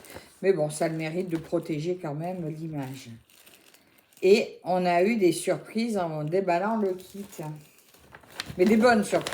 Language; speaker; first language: French; native; French